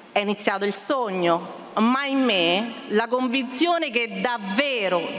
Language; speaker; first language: Italian; native; Italian